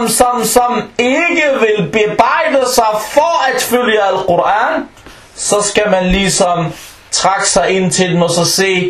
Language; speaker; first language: Danish; non-native, fluent; Arabic